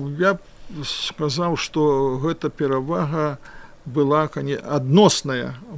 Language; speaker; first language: Belarusian; non-native, local second language; Russian